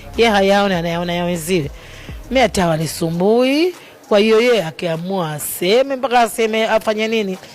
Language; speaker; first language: Swahili; native; Swahili